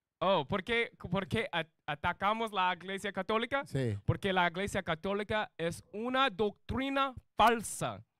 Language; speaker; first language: Spanish; non-native, learner; English